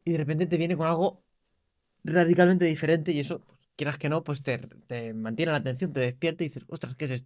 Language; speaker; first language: Spanish; native; Spanish